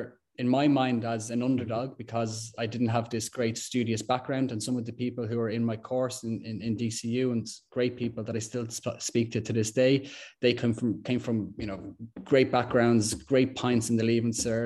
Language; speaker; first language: English; native; English